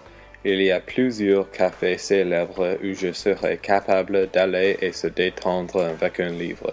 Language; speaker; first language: French; non-native, learner; English